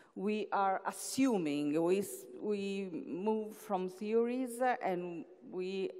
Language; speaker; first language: English; non-native, fluent; Italian